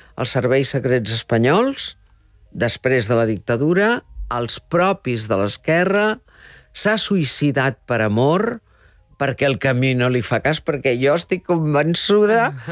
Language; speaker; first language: Catalan; early bilingual, heritage; Catalan